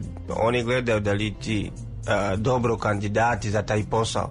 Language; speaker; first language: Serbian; non-native, fluent; Swahili